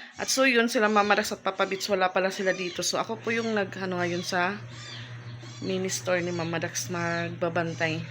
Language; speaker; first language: Filipino; non-native, local second language; Waray